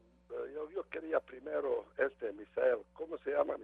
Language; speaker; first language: Spanish; non-native, learner; Serbian